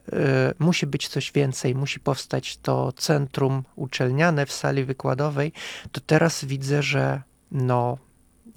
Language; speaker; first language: Polish; non-native, fluent; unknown